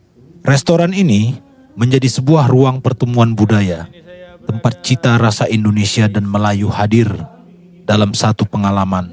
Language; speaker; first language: Indonesian; native; Indonesian